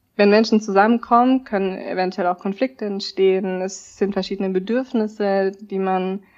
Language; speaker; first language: German; native; German